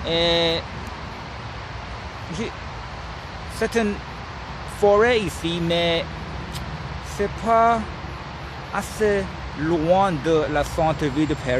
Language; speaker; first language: French; non-native, learner; English